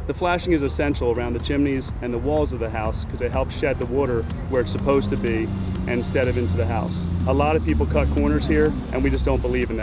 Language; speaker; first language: English; native; English